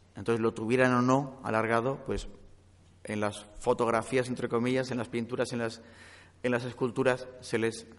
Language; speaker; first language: Spanish; native; Spanish